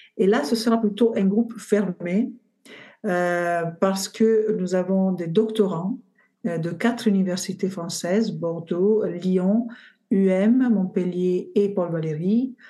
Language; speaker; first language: French; non-native, fluent; Italian